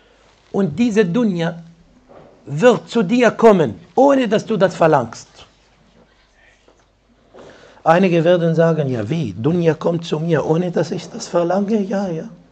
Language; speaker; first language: German; non-native, fluent; Arabic